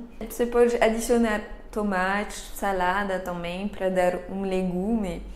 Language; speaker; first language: Portuguese; non-native, fluent; French